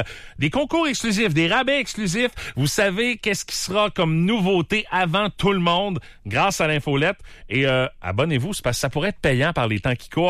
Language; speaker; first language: French; native; French